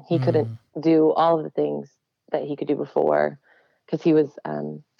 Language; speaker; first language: English; native; English